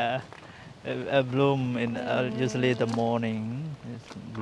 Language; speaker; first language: English; non-native, learner; Khmer